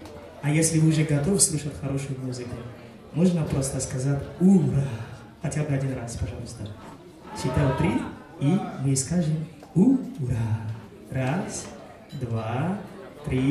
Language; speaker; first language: Russian; non-native, fluent; French